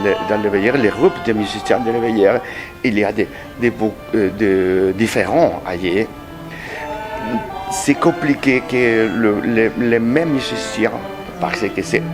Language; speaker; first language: French; non-native, learner; Spanish